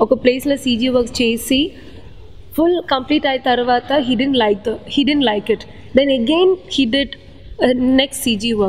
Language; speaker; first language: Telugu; non-native, local second language; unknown